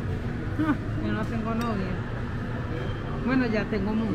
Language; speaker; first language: Spanish; native; Spanish